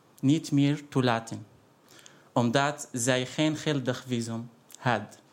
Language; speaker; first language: Dutch; non-native, fluent; Arabic